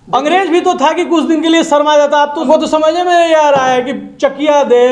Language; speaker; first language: Hindi; native; Hindi